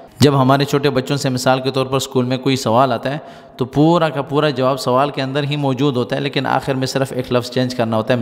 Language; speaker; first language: Urdu; non-native, local second language; Pashto